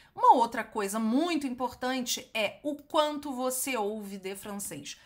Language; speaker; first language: Portuguese; native; Portuguese